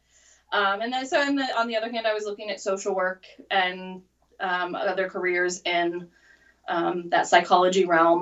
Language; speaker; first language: English; native; English